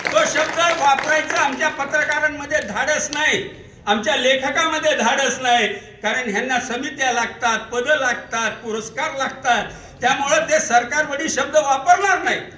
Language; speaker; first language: Marathi; non-native, local second language; Urdu